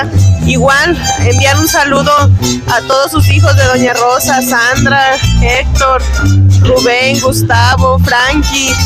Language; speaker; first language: Spanish; native; Spanish